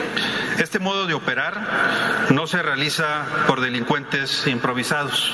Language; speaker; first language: Spanish; native; Spanish